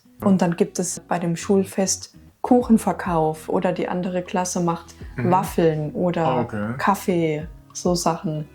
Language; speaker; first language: German; native; German